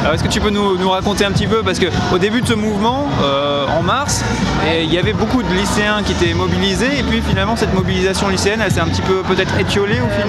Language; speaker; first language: French; native; French